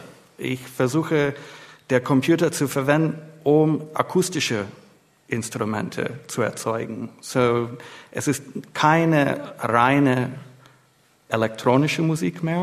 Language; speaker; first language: German; non-native, fluent; English